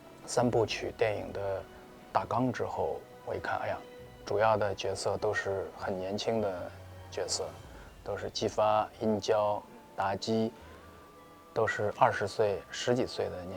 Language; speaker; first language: Chinese; native; Chinese